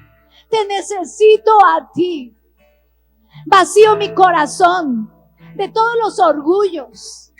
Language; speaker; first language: Spanish; native; Spanish